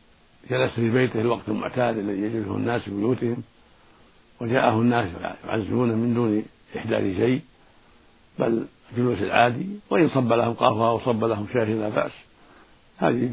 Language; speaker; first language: Arabic; native; Arabic